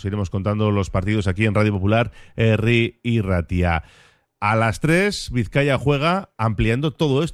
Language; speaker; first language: Spanish; native; Spanish